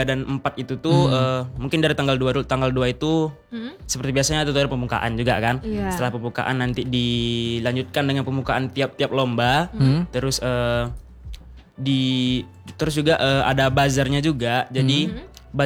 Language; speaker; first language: Indonesian; native; Indonesian